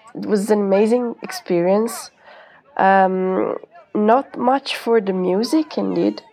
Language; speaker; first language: English; non-native, fluent; Italian